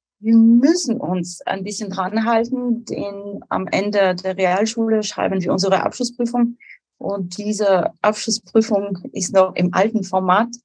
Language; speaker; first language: German; non-native, fluent; French